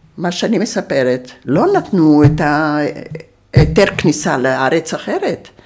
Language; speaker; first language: Hebrew; early bilingual, other home language; Yiddish